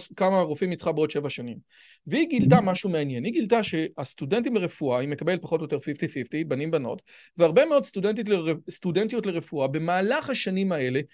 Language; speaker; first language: Hebrew; native; Hebrew